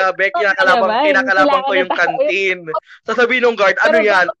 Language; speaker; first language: Filipino; native; Filipino